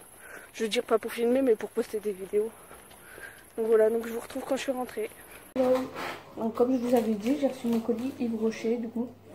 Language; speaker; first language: French; native; French